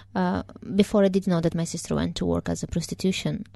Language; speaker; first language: English; non-native, fluent; Romanian